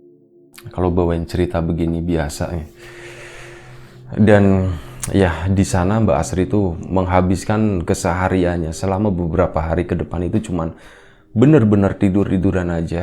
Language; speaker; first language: Indonesian; native; Indonesian